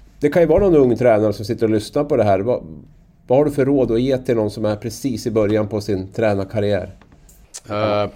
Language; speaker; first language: Swedish; native; Swedish